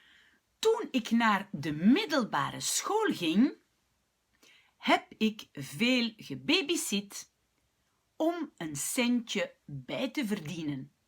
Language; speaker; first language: Dutch; non-native, local second language; French